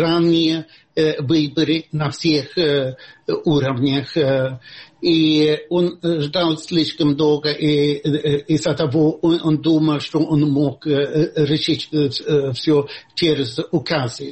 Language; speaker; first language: Russian; non-native, fluent; Swedish